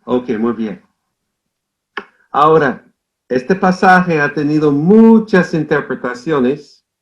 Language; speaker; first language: Spanish; non-native, fluent; English